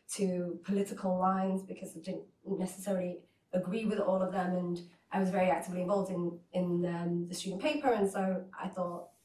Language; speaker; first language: English; native; English